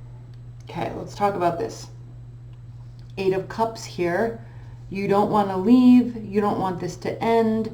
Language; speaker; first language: English; native; English